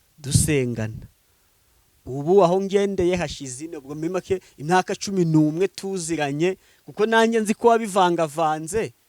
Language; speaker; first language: Kinyarwanda; native; Kinyarwanda